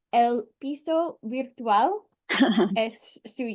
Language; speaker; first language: Spanish; non-native, fluent; English